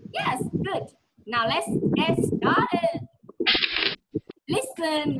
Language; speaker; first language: English; non-native, fluent; Vietnamese